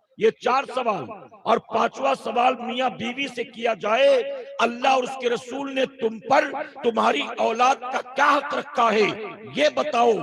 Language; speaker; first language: Urdu; native; Urdu